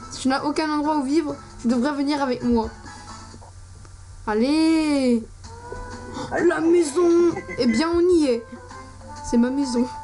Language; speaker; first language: French; native; French